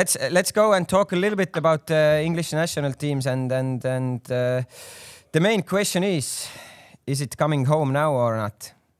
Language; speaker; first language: English; non-native, fluent; Estonian